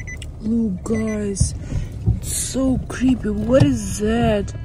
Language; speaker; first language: English; non-native, learner; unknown